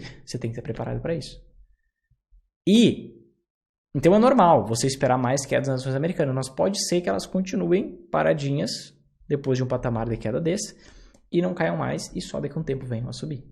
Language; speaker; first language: Portuguese; native; Portuguese